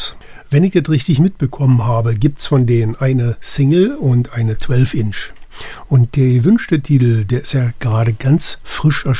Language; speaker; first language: German; native; German